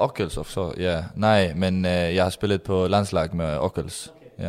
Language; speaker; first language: Swedish; non-native, learner; Danish